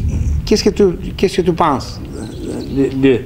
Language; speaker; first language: French; non-native, fluent; Romanian